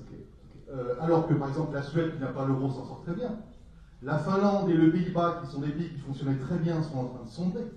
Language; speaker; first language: French; native; French